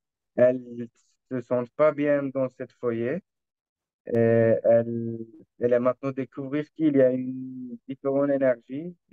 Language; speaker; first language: French; non-native, learner; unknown